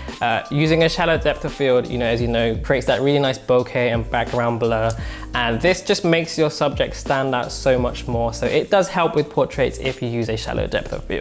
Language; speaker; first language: English; native; English